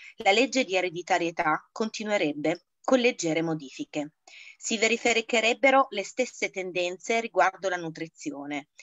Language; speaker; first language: Italian; native; Italian